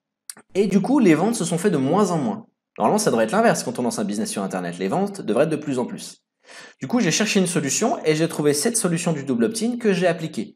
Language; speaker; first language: French; native; French